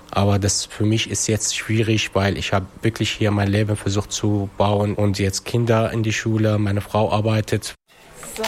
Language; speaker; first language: German; non-native, fluent; Arabic